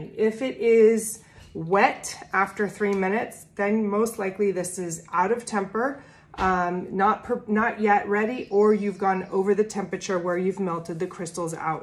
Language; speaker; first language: English; native; English